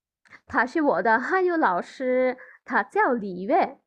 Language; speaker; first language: Chinese; non-native, fluent; Bangla